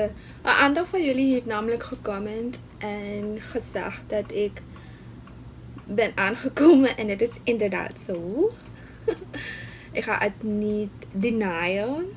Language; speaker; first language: Dutch; non-native, local second language; Papiamento